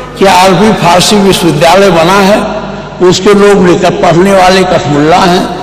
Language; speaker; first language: Hindi; native; Hindi